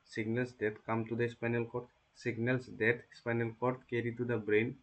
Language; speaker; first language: English; non-native, local second language; Assamese